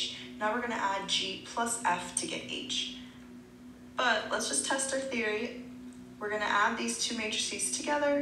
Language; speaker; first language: English; native; English